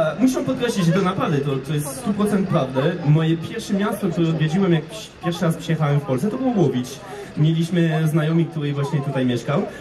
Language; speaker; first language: Polish; non-native, fluent; French